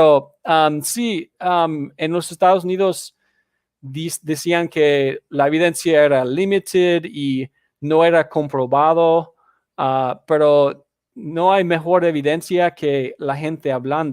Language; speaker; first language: Spanish; non-native, fluent; English